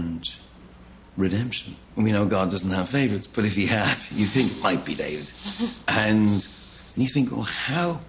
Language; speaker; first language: English; native; English